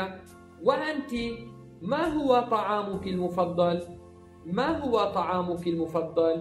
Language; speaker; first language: Arabic; early bilingual, heritage; Arabic